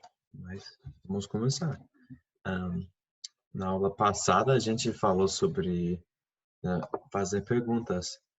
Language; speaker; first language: Portuguese; non-native, fluent; English